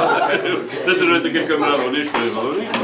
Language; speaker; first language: French; native; French